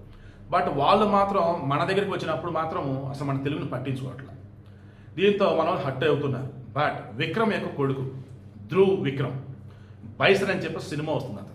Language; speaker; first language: Telugu; native; Telugu